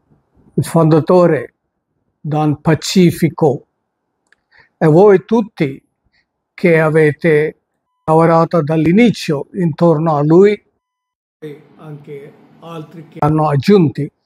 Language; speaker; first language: Italian; non-native, fluent; Telugu